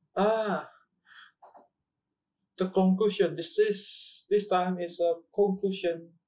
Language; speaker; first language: English; non-native, learner; Indonesian